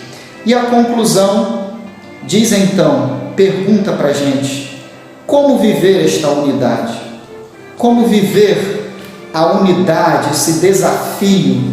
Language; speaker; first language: Portuguese; native; Portuguese